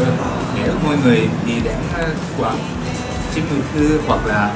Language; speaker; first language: Vietnamese; non-native, learner; Japanese